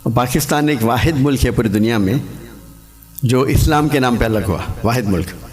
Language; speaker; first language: Urdu; non-native, local second language; English